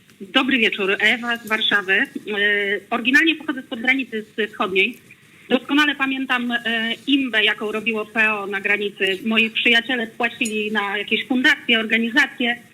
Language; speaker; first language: Polish; native; Polish